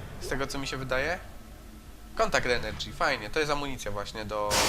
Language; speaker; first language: Polish; native; Polish